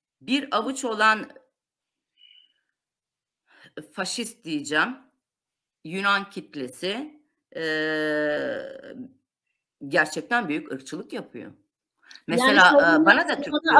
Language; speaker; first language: Turkish; non-native, local second language; Armenian